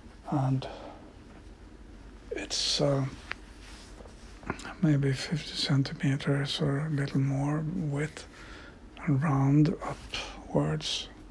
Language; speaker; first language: English; non-native, fluent; Swedish